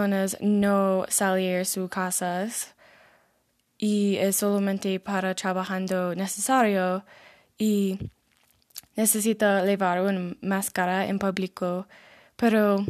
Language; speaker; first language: Spanish; non-native, learner; English